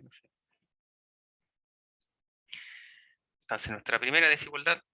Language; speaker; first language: Spanish; native; Spanish